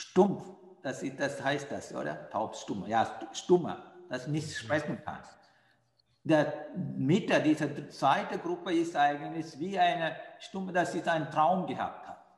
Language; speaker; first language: German; non-native, fluent; Sinhala